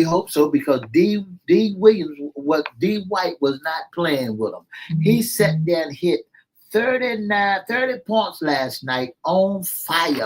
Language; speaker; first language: English; native; English